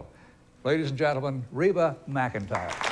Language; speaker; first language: English; native; English